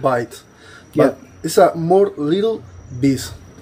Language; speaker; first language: English; non-native, learner; Spanish